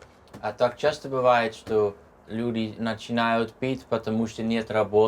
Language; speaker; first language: Russian; non-native, fluent; Dutch